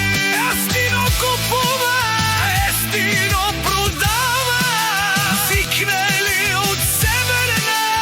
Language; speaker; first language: Bulgarian; non-native, local second language; Romany